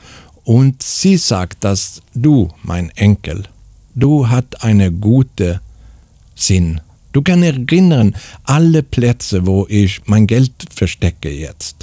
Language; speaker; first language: German; non-native, learner; Swedish